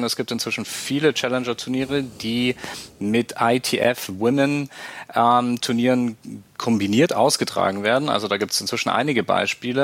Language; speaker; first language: German; native; German